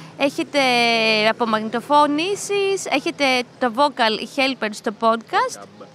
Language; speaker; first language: Greek; native; Greek